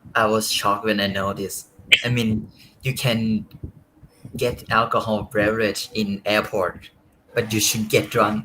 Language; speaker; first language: English; non-native, fluent; Thai